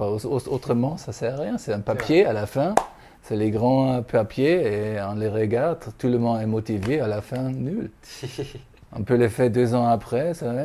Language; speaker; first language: French; non-native, fluent; German